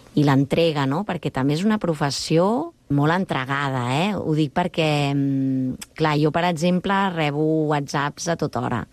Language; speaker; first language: Catalan; native; Catalan